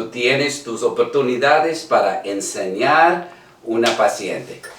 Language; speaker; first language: Spanish; non-native, learner; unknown